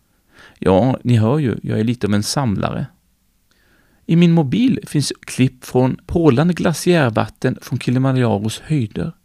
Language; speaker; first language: Swedish; native; Swedish